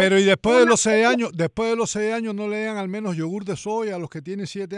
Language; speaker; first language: Spanish; native; Spanish